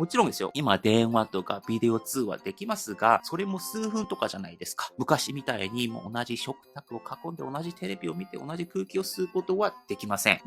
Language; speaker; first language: Japanese; non-native, fluent; Korean